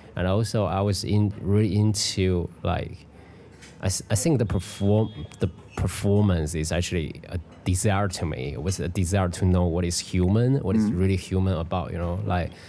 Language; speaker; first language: English; non-native, fluent; Chinese